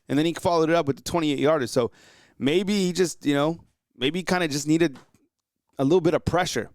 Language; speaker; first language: English; native; English